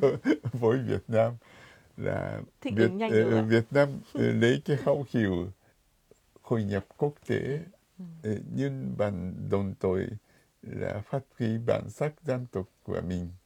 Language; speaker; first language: Vietnamese; non-native, fluent; Japanese